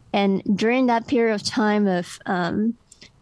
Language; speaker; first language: English; non-native, local second language; Cantonese